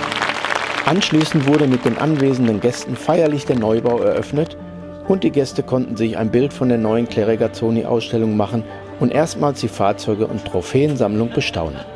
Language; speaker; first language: German; native; German